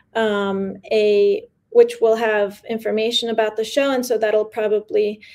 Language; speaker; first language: English; early bilingual, other home language; Spanish